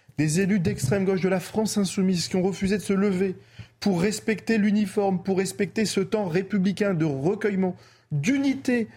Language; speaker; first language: French; early bilingual, other home language; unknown